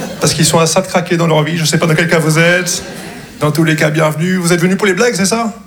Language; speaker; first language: French; non-native, local second language; Arabic